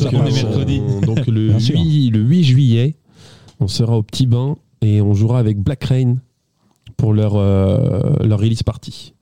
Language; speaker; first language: French; early bilingual, other home language; Italian